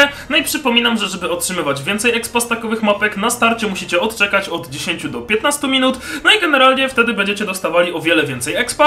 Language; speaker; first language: Polish; native; Polish